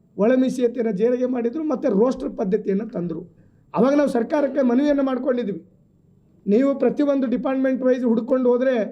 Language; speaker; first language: Kannada; non-native, local second language; Lambadi